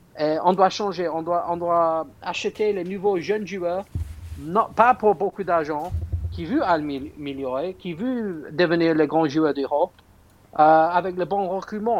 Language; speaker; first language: French; non-native, fluent; English